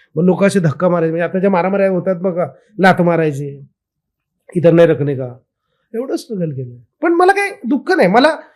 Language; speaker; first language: Marathi; native; Marathi